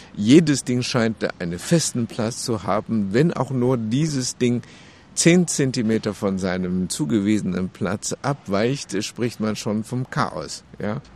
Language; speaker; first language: German; non-native, fluent; Chinese